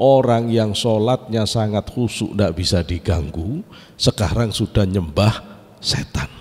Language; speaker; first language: Indonesian; native; Indonesian